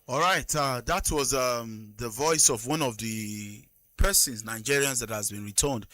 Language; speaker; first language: English; non-native, local second language; Yoruba